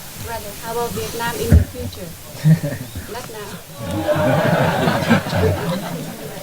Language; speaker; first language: English; non-native, learner; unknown